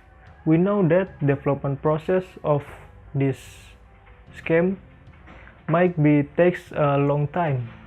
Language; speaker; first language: English; non-native, learner; Indonesian